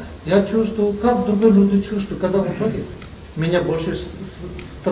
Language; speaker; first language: Russian; non-native, learner; Tibetan